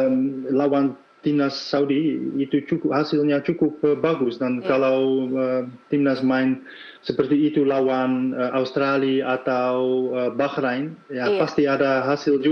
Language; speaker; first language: Indonesian; non-native, fluent; Dutch